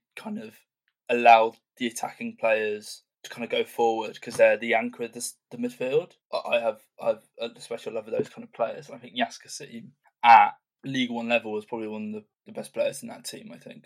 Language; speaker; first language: English; native; English